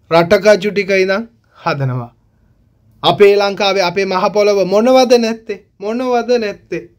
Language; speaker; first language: Sinhala; native; Sinhala